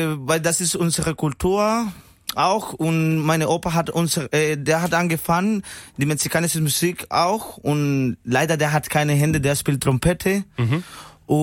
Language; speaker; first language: German; non-native, learner; Spanish